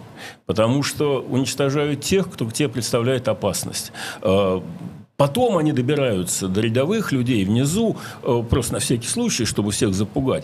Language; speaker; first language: Russian; native; Russian